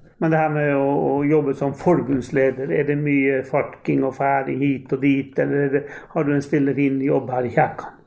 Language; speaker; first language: Norwegian; native; Norwegian